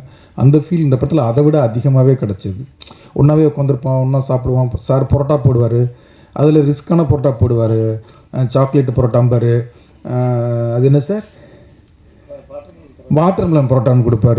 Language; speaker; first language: Tamil; native; Tamil